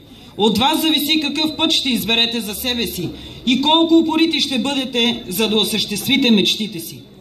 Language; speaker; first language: Bulgarian; native; Bulgarian